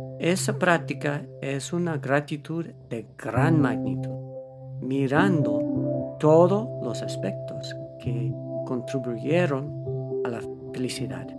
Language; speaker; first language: Spanish; non-native, fluent; English